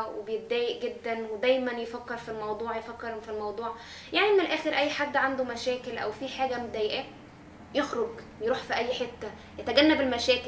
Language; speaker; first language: Arabic; native; Arabic